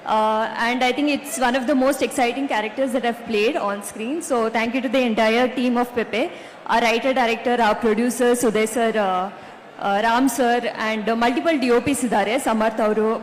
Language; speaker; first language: Kannada; non-native, local second language; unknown